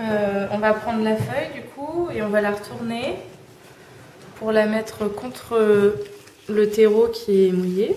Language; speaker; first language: French; native; French